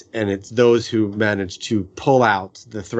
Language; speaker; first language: English; native; English